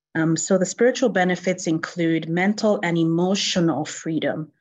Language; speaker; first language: English; non-native, local second language; Yoruba